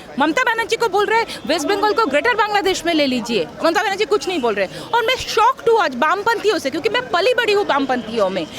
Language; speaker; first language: Hindi; non-native, local second language; Bangla